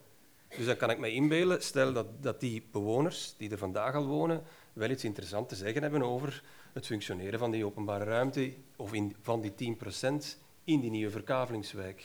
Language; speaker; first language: Dutch; native; Dutch